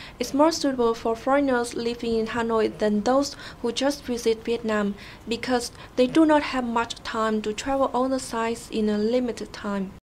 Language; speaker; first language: English; non-native, fluent; Vietnamese